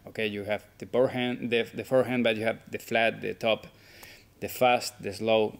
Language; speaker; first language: English; non-native, fluent; Spanish